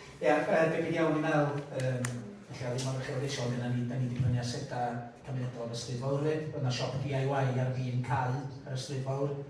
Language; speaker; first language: Welsh; native; Welsh